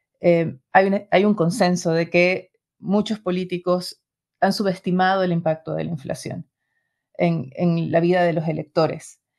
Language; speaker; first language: Spanish; native; Spanish